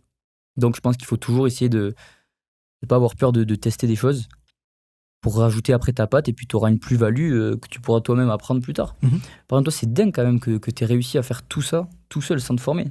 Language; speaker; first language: French; native; French